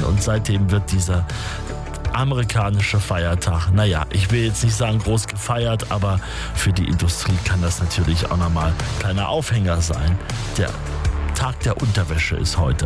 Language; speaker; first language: German; native; German